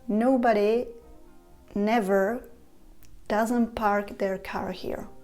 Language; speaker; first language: English; non-native, fluent; Czech